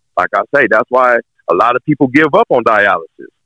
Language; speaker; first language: English; native; English